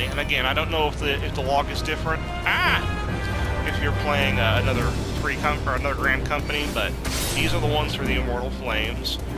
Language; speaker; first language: English; native; English